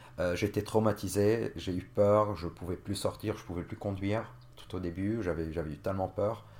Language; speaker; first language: French; non-native, local second language; Arabic